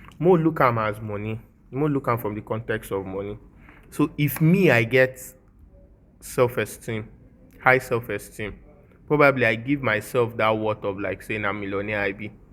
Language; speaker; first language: Nigerian Pidgin; non-native, local second language; Yoruba